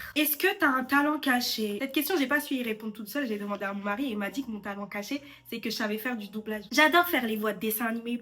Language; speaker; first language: French; early bilingual, other home language; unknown